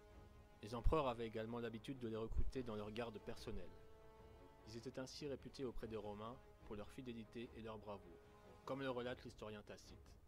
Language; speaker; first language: French; native; French